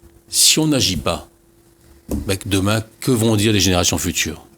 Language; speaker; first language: French; native; French